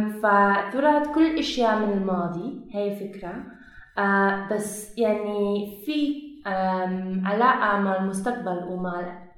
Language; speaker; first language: Arabic; non-native, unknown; Dutch